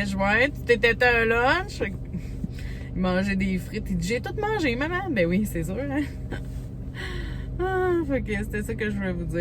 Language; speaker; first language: French; native; French